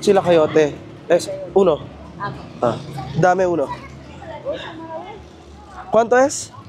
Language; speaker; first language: Spanish; non-native, learner; Filipino